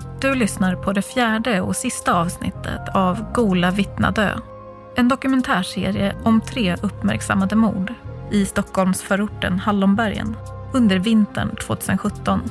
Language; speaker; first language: Swedish; native; Swedish